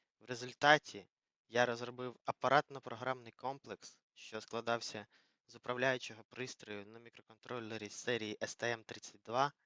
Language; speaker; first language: Ukrainian; native; Ukrainian